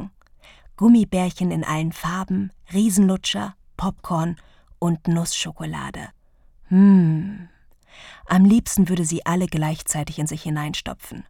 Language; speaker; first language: German; native; German